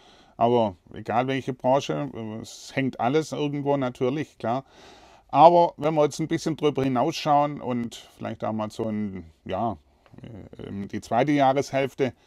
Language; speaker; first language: German; native; German